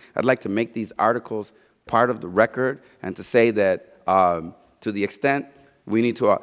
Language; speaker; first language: English; early bilingual, other home language; Spanish